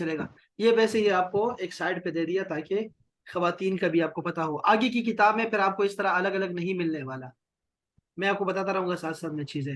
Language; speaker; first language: Urdu; native; Urdu